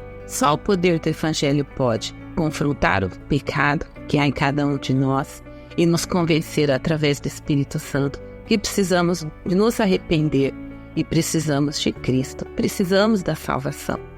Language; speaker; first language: Portuguese; native; Portuguese